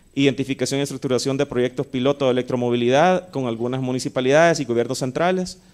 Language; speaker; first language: Spanish; native; Spanish